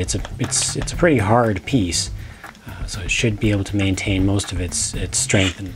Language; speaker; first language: English; native; English